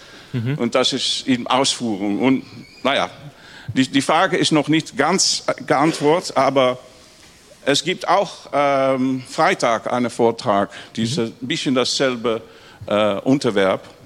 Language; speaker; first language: German; non-native, learner; Dutch